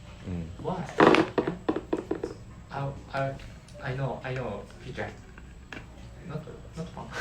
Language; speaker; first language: English; non-native, learner; Japanese